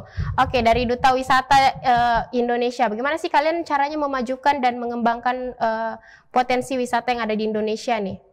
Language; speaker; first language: Indonesian; native; Indonesian